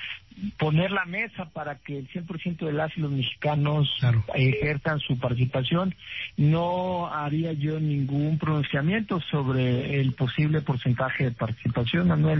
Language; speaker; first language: Spanish; native; Spanish